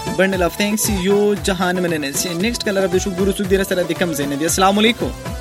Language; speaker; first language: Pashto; non-native, local second language; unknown